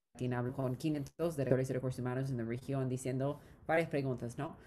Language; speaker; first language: Spanish; non-native, fluent; English